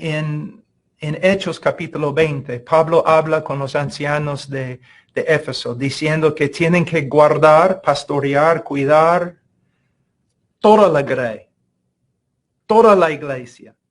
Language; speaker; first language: Spanish; non-native, fluent; English